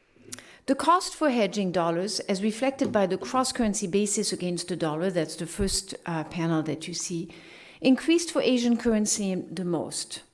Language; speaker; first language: English; non-native, fluent; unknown